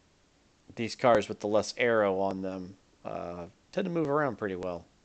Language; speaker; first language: English; native; English